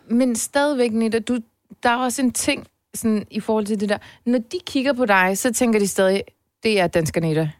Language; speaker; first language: Danish; early bilingual, other home language; Turkish